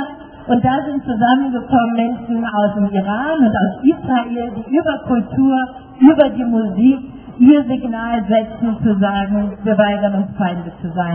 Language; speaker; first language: German; native; German